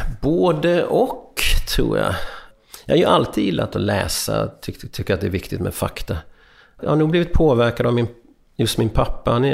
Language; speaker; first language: Swedish; early bilingual, other home language; Hungarian